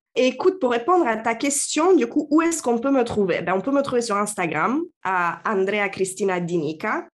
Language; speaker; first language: French; non-native, fluent; Romanian